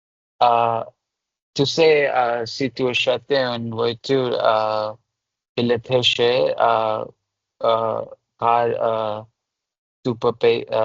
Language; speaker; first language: French; non-native, learner; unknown